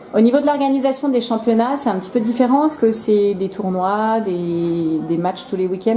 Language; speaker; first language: French; native; French